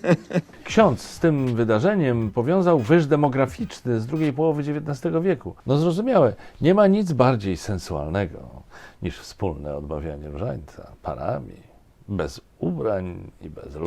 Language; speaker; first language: Polish; native; Polish